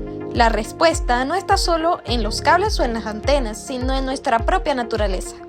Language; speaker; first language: Spanish; native; Spanish